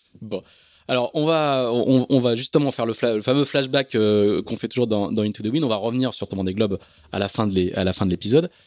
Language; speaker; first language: French; native; French